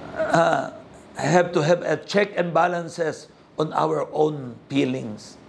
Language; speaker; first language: English; non-native, local second language; Filipino